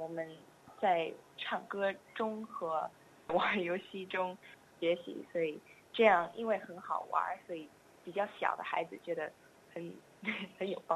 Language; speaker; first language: Chinese; non-native, fluent; English